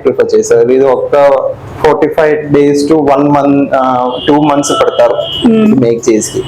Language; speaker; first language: Telugu; non-native, learner; Malayalam